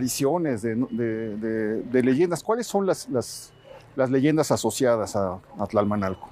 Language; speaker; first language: Spanish; native; Spanish